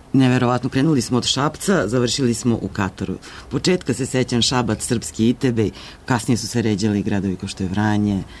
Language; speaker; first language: Serbian; native; Serbian